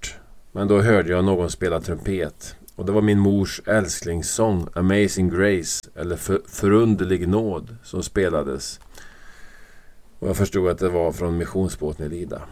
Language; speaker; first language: Swedish; native; Swedish